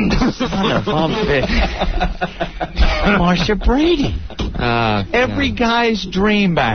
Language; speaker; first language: English; native; English